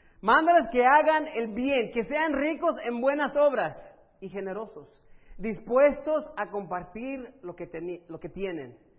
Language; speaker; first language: Spanish; early bilingual, other home language; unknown